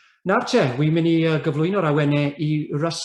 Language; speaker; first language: Welsh; native; Welsh